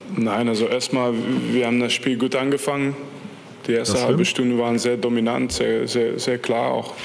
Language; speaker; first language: German; non-native, fluent; French